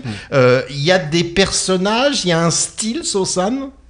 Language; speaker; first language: French; native; French